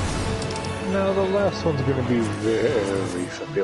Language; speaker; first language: English; native; English